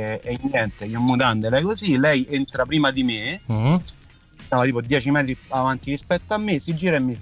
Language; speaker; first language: Italian; native; Italian